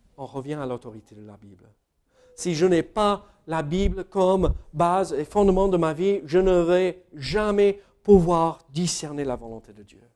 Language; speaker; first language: French; non-native, fluent; English